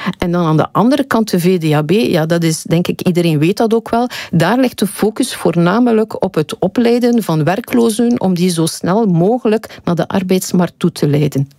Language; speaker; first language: Dutch; native; Dutch